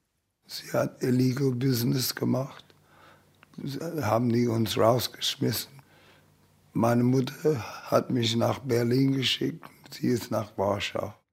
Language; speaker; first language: German; early bilingual, heritage; German